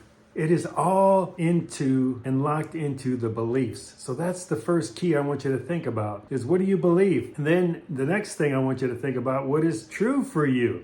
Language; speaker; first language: English; native; English